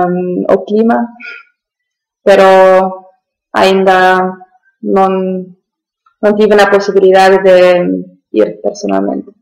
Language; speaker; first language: Galician; non-native, learner; German